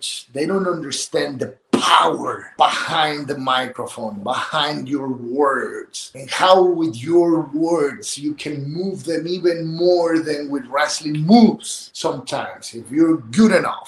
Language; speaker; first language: English; non-native, fluent; Spanish